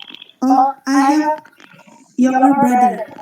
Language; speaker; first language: English; non-native, learner; Indonesian